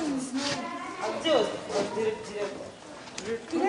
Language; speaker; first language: Russian; non-native, fluent; Georgian